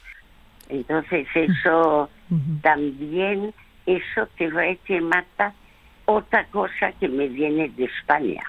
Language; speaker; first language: Spanish; early bilingual, other home language; French